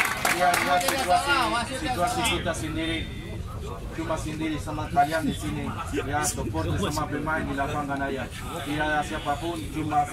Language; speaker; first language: Indonesian; non-native, learner; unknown